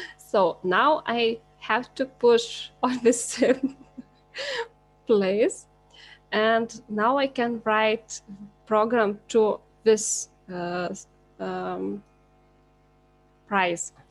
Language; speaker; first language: English; non-native, learner; Lithuanian